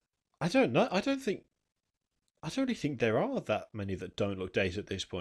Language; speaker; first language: English; native; English